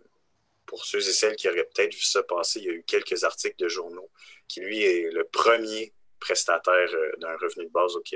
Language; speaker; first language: French; native; French